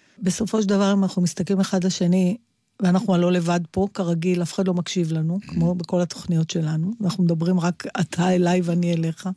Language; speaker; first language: Hebrew; native; Hebrew